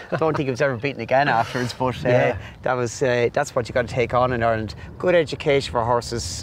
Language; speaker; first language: English; native; English